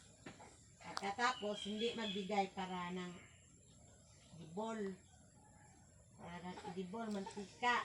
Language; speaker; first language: Filipino; non-native, local second language; Cebuano